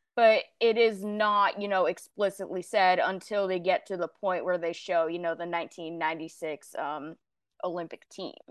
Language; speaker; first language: English; native; English